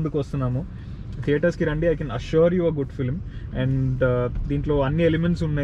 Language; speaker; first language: Telugu; native; Telugu